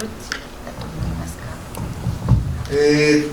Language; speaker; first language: Japanese; non-native, fluent; Korean